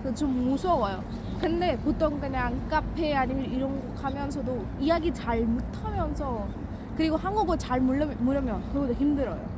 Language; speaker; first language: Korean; non-native, learner; Hindi